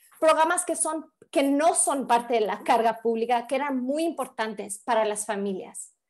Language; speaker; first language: Spanish; early bilingual, heritage; Spanish